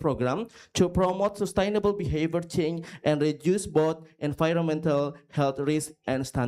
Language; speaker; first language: English; non-native, fluent; Indonesian